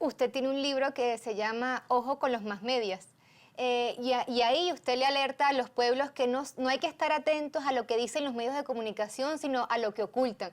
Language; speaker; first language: Spanish; native; Spanish